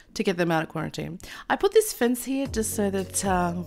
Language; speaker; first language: English; native; English